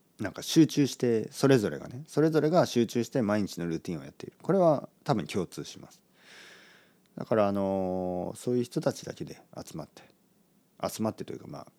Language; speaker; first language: Japanese; native; Japanese